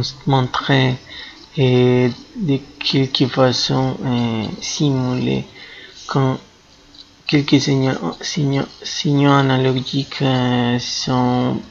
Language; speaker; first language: French; non-native, fluent; Spanish